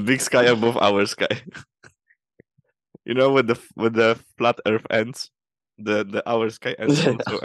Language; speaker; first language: English; non-native, fluent; Polish